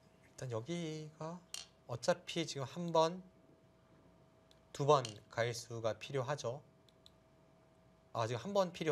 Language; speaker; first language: Korean; native; Korean